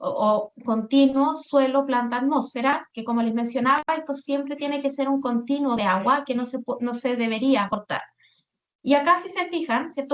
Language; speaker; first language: Spanish; native; Spanish